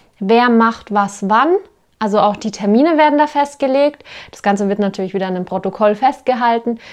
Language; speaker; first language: German; native; German